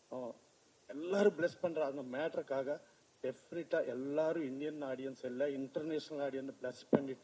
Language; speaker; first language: Tamil; non-native, learner; Telugu